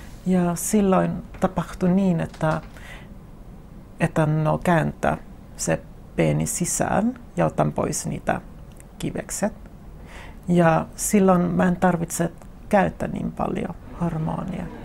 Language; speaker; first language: Finnish; non-native, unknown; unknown